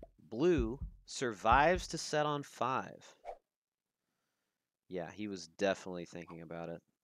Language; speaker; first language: English; native; English